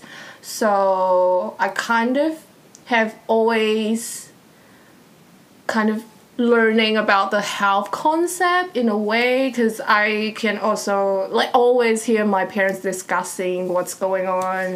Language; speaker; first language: English; non-native, fluent; Cantonese